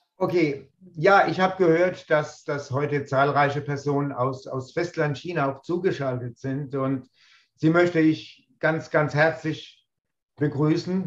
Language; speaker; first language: German; native; German